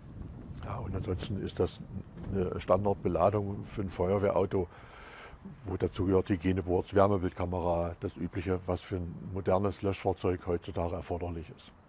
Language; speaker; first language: German; native; German